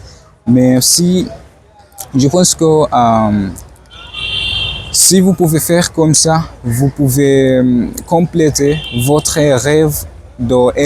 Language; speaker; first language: French; non-native, learner; Swahili